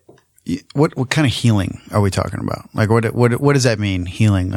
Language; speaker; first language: English; native; English